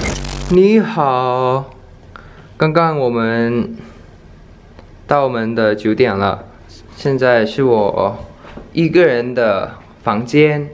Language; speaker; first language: Chinese; non-native, learner; Thai